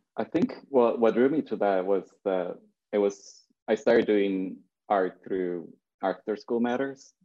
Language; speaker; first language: English; early bilingual, other home language; Spanish